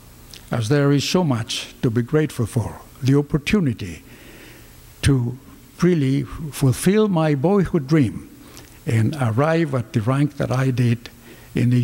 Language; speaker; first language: English; non-native, fluent; Greek